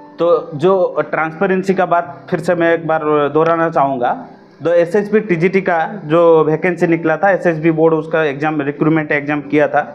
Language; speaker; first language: Hindi; non-native, local second language; Odia